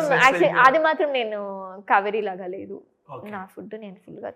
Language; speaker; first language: Telugu; non-native, fluent; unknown